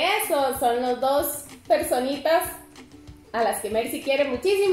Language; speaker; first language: Spanish; native; Spanish